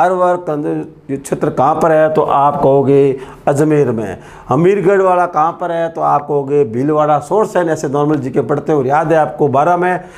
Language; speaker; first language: Hindi; native; Hindi